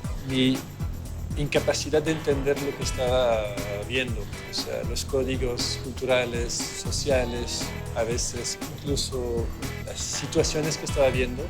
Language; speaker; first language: Spanish; non-native, fluent; Dutch